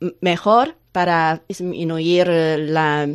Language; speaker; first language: Spanish; non-native, learner; Chinese